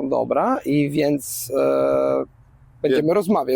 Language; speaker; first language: Polish; non-native, fluent; Italian